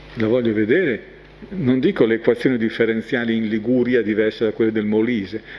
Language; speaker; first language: Italian; native; Italian